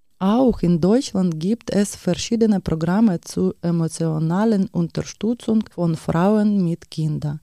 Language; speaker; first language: German; non-native, learner; Ukrainian